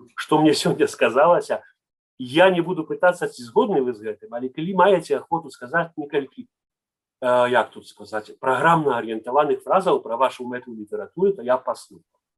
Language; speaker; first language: Belarusian; native; Belarusian